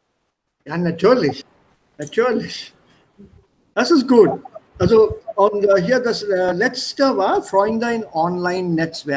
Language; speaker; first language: German; non-native, fluent; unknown